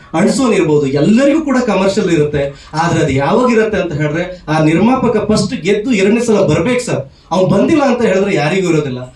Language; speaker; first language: Kannada; native; Kannada